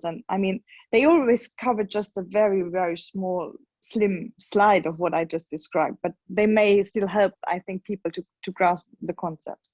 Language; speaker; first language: English; non-native, fluent; German